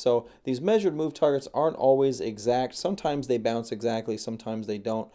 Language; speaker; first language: English; native; English